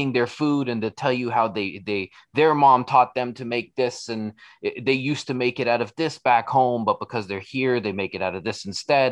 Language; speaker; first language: English; native; English